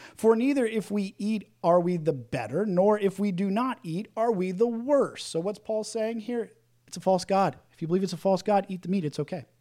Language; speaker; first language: English; native; English